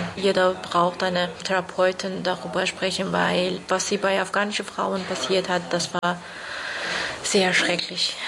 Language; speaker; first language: German; non-native, fluent; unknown